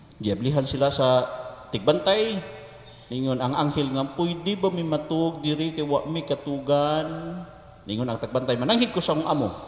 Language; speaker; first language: Cebuano; native; Cebuano